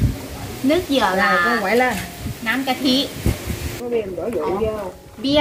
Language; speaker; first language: Vietnamese; non-native, learner; Thai